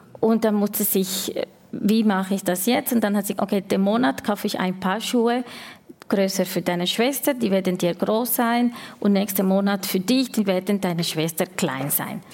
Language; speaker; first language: German; non-native, fluent; Spanish